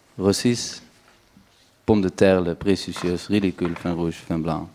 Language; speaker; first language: Dutch; native; Dutch